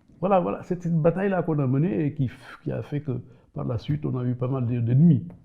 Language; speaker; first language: French; non-native, local second language; Wolof